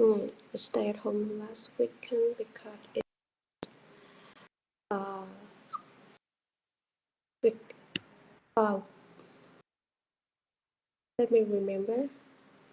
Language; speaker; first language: English; non-native, learner; Vietnamese